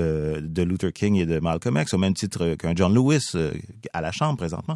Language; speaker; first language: French; native; French